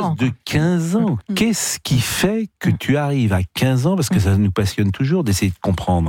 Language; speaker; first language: French; native; French